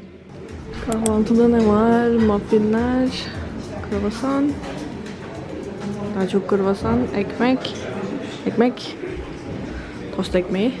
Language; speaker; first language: Turkish; native; Turkish